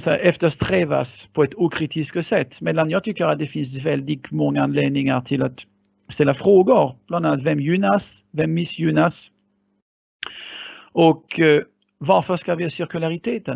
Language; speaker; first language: Swedish; non-native, fluent; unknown